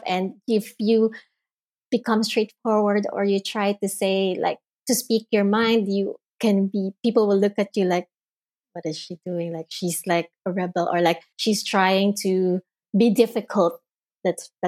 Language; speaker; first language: English; non-native, local second language; Filipino